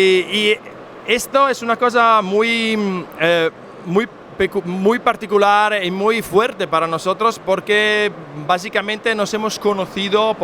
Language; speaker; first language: Spanish; non-native, fluent; Italian